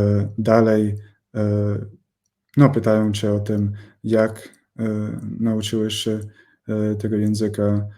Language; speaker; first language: Polish; non-native, fluent; English